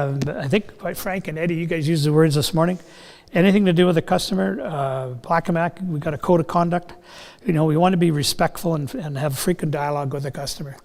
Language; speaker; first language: English; native; English